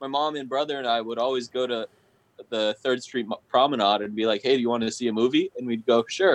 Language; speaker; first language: English; native; English